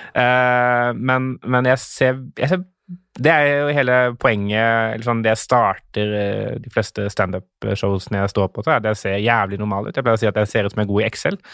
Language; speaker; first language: Norwegian; native; Norwegian